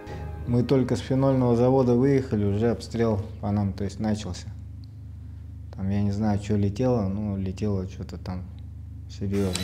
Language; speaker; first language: Russian; native; Russian